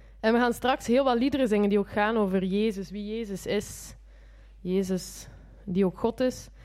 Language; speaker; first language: Dutch; native; Dutch